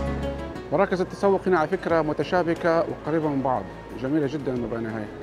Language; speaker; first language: Arabic; native; Arabic